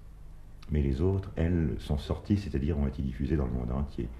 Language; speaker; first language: French; native; French